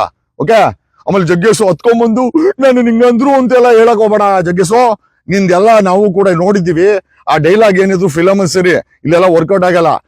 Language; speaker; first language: Kannada; native; Kannada